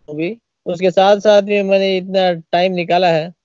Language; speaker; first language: Hindi; native; Hindi